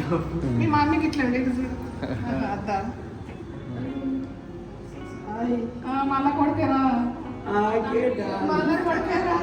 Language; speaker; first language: Telugu; native; Telugu